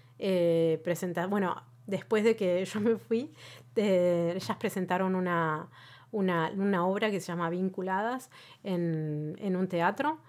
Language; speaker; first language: Spanish; native; Spanish